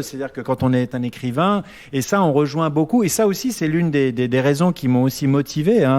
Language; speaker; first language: French; native; French